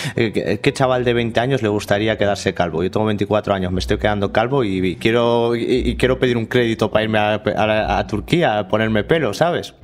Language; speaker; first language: Spanish; native; Spanish